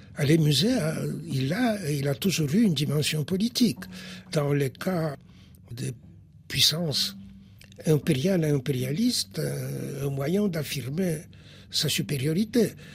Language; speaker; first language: French; non-native, fluent; Polish